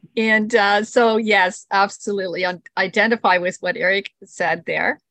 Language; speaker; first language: English; early bilingual, other home language; Spanish